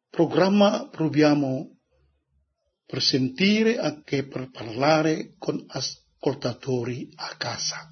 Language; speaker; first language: Italian; non-native, learner; Indonesian